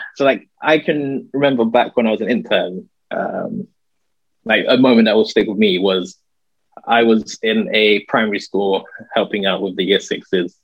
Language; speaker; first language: English; native; English